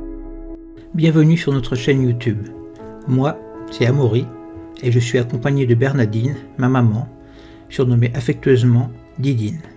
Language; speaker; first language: French; native; French